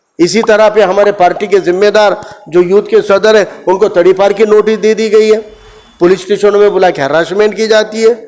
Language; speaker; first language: Hindi; non-native, local second language; Urdu